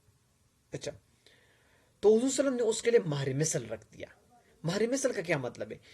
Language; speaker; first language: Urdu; non-native, local second language; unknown